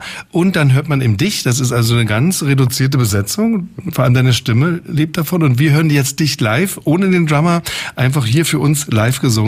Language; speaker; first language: German; native; German